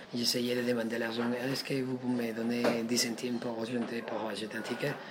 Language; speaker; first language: French; non-native, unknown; Spanish